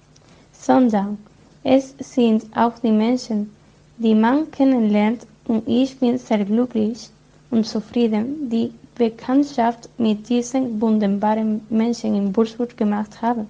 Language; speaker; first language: German; non-native, learner; Spanish